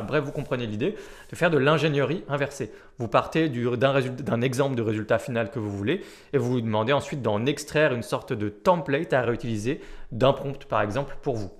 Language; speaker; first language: French; native; French